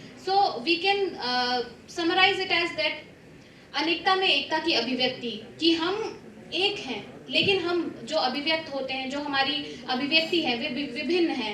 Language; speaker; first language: Hindi; native; Hindi